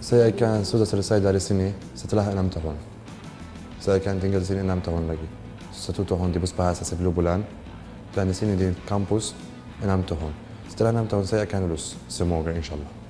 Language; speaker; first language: Indonesian; non-native, learner; Arabic